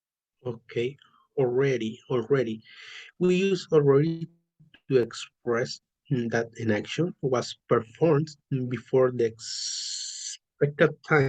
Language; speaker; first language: English; non-native, learner; Spanish